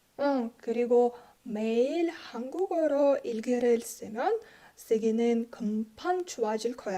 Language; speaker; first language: Korean; non-native, learner; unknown